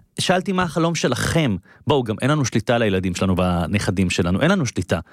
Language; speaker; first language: Hebrew; native; Hebrew